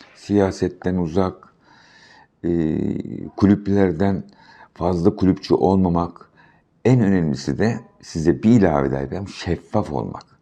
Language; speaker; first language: Turkish; native; Turkish